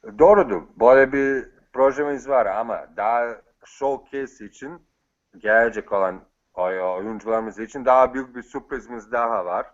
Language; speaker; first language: Turkish; non-native, fluent; Bosnian